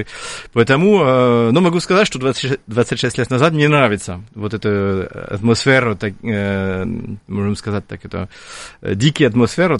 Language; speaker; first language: Russian; non-native, fluent; French